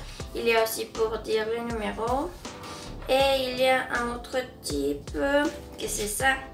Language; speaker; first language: French; non-native, fluent; Spanish